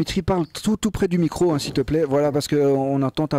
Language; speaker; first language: French; native; French